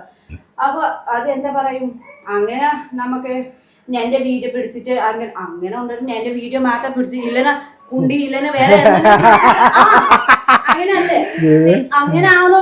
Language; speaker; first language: Malayalam; non-native, learner; Nepali